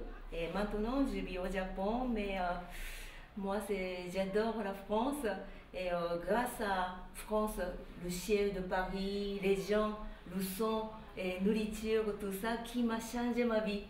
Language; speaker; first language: French; non-native, learner; Japanese